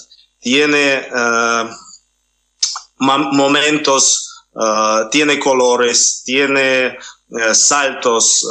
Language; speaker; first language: Spanish; non-native, fluent; Russian